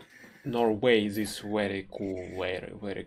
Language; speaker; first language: English; non-native, learner; Russian